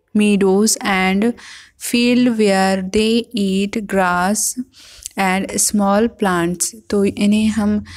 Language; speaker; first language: Hindi; native; Hindi